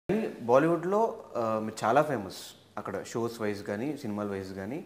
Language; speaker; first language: Telugu; native; Telugu